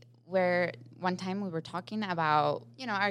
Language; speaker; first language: English; non-native, fluent; Spanish